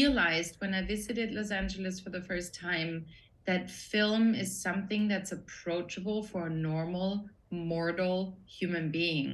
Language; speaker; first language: English; non-native, fluent; German